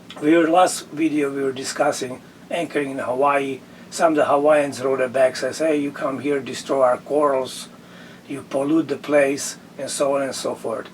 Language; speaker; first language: English; non-native, fluent; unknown